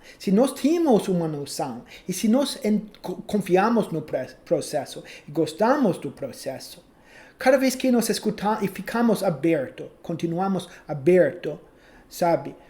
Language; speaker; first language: Portuguese; non-native, fluent; English